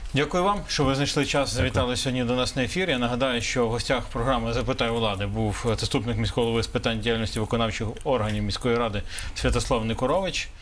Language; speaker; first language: Ukrainian; native; Ukrainian